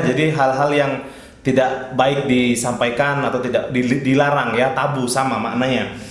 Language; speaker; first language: Indonesian; native; Indonesian